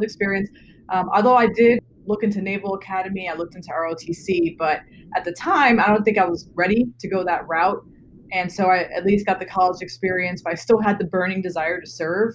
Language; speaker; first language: English; native; English